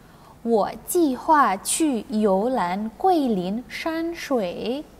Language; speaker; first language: Chinese; non-native, fluent; Indonesian